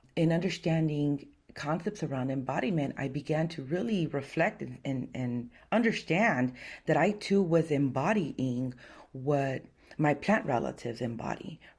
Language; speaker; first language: English; early bilingual, other home language; Spanish